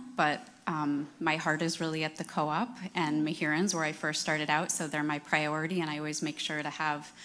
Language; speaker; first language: English; native; English